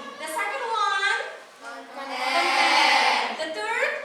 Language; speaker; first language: English; non-native, fluent; Indonesian